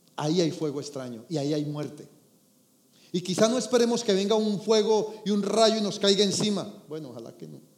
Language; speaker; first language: Spanish; native; Spanish